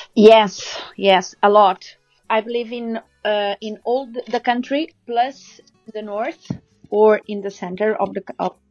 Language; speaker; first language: English; non-native, fluent; Portuguese